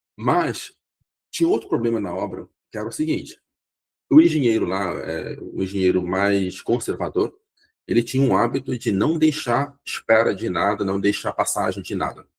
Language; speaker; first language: Portuguese; non-native, local second language; Kabuverdianu